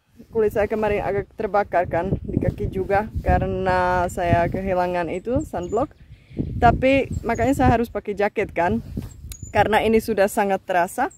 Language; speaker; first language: Indonesian; non-native, fluent; Czech